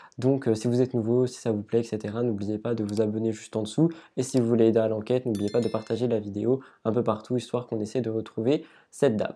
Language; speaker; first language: French; native; French